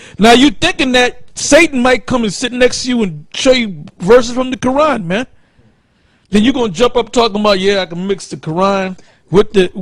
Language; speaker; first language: English; native; English